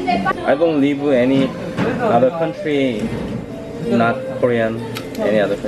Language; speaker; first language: English; non-native, learner; Korean